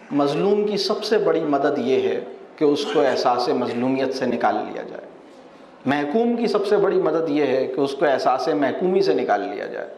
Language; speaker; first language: Urdu; native; Urdu